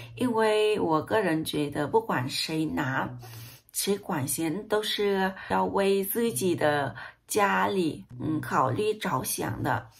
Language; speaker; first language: Chinese; non-native, fluent; Vietnamese